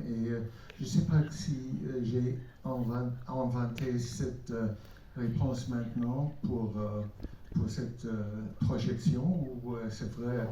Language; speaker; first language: French; non-native, fluent; English